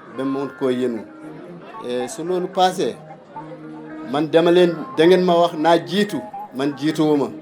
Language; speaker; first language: Wolof; native; Wolof